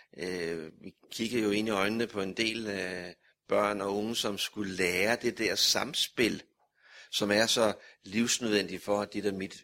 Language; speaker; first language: Danish; native; Danish